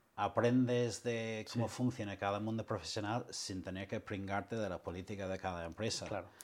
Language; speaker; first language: Spanish; non-native, fluent; English